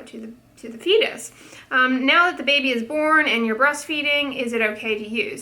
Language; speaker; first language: English; native; English